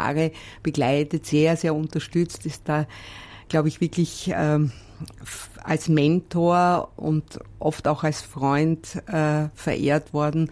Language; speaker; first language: German; native; German